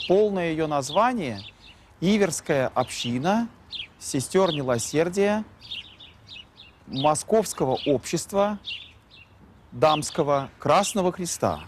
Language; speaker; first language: Russian; native; Russian